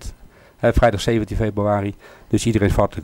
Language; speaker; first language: Dutch; native; Dutch